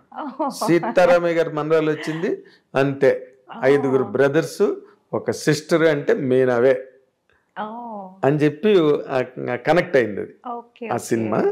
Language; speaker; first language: Telugu; native; Telugu